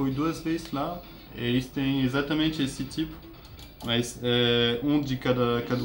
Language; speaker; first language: Portuguese; non-native, learner; French